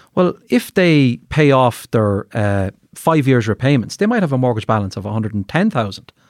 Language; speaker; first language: English; native; English